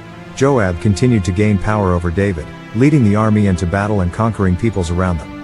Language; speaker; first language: English; native; English